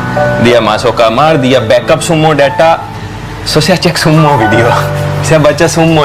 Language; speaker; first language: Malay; non-native, fluent; Hindi